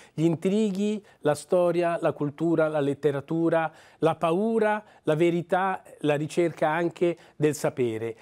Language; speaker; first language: Italian; native; Italian